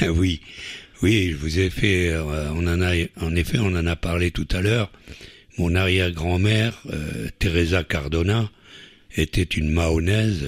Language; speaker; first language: French; native; French